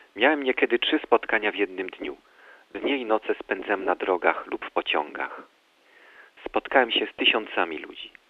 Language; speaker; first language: Polish; early bilingual, heritage; Polish